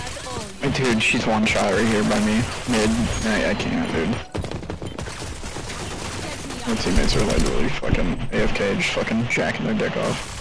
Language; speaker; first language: English; native; English